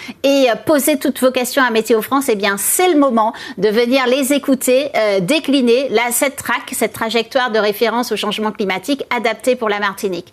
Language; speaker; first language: French; native; French